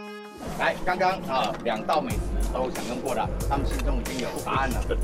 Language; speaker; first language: Chinese; native; Chinese